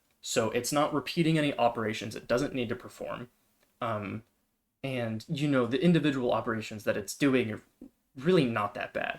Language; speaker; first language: English; native; English